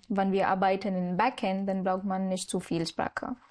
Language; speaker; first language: German; non-native, learner; Marathi